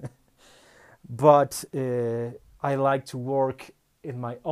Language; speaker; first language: English; non-native, fluent; Spanish